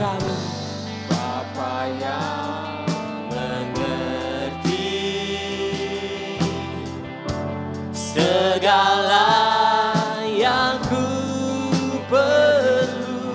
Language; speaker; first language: Indonesian; native; Indonesian